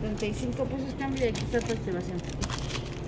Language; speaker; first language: Spanish; native; Spanish